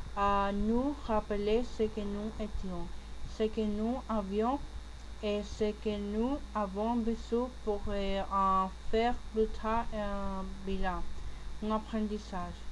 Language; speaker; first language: French; non-native, learner; Spanish